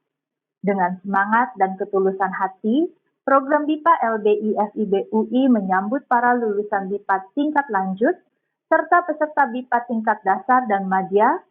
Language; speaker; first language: Indonesian; native; Indonesian